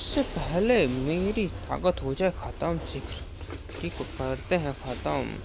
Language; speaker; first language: Hindi; native; Hindi